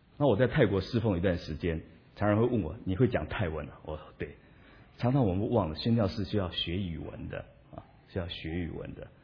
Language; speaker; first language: Chinese; non-native, local second language; Min Nan Chinese